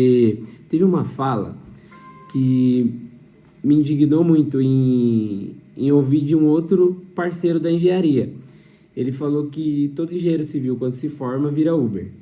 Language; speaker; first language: Portuguese; native; Portuguese